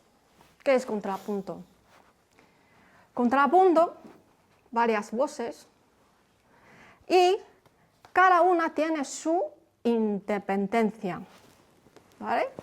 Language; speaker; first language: Spanish; non-native, fluent; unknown